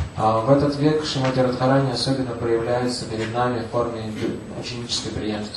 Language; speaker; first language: Russian; native; Russian